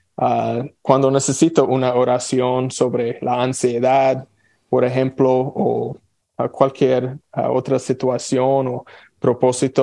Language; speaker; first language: Spanish; non-native, fluent; English